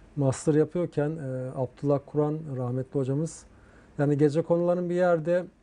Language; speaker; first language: Turkish; native; Turkish